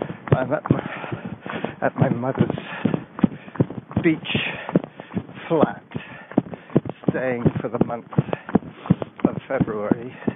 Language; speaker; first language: English; native; English